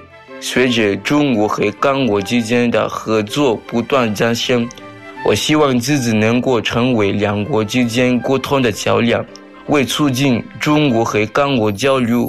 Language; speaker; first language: Chinese; non-native, fluent; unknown